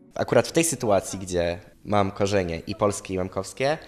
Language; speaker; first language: Polish; native; Polish